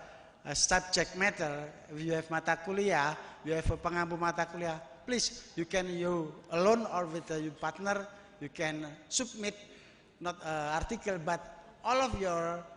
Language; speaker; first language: English; non-native, learner; Indonesian